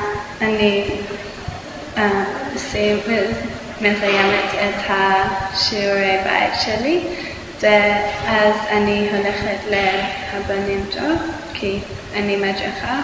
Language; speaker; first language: Hebrew; non-native, learner; English